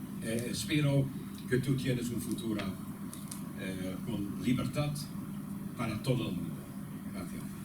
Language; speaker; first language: Spanish; non-native, learner; Dutch